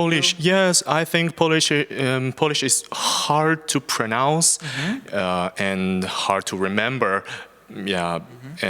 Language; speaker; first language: English; non-native, fluent; Chinese